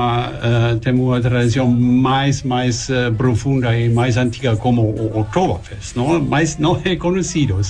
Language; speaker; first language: Portuguese; non-native, learner; German